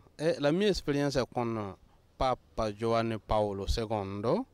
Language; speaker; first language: Italian; non-native, fluent; Mossi